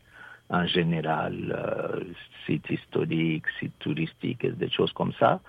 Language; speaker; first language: French; non-native, fluent; Spanish